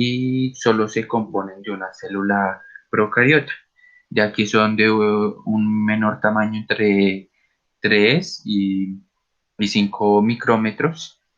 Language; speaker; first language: Spanish; native; Spanish